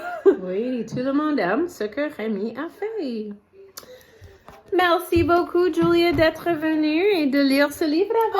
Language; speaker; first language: French; non-native, fluent; English